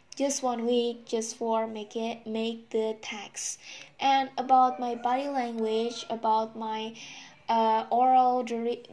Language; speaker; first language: English; non-native, learner; Indonesian